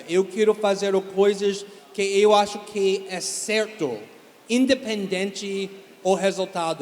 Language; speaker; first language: Portuguese; non-native, fluent; English